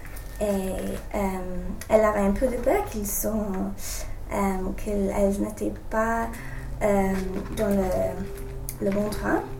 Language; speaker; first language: French; non-native, learner; English